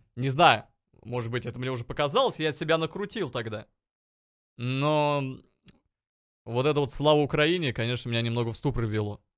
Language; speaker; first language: Russian; native; Russian